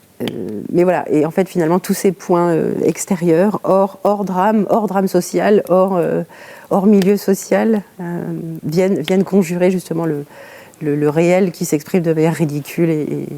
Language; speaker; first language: French; native; French